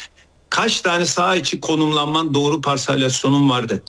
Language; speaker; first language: Turkish; native; Turkish